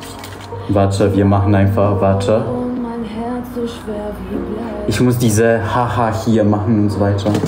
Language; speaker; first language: German; non-native, fluent; Polish